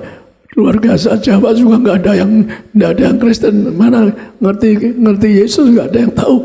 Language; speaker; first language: Indonesian; native; Indonesian